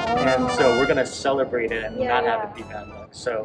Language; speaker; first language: English; native; English